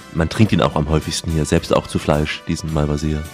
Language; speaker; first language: German; native; German